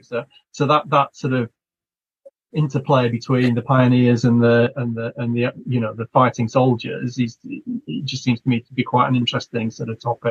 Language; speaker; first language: English; native; English